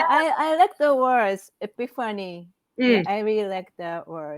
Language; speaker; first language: English; non-native, learner; Japanese